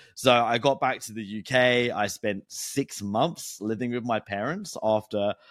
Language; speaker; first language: English; native; English